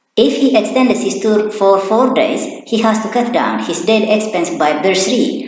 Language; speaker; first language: English; non-native, local second language; Amharic